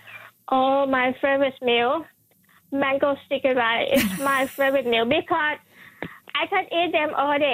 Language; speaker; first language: English; non-native, fluent; Thai